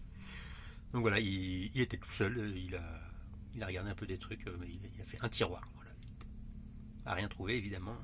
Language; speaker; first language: French; native; French